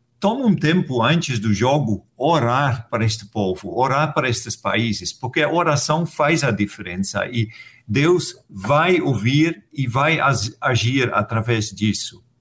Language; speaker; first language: Portuguese; non-native, fluent; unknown